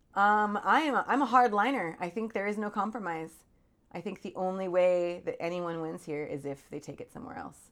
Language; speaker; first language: English; native; English